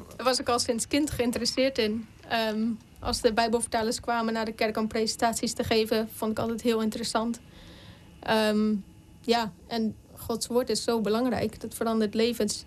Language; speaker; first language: Dutch; native; Dutch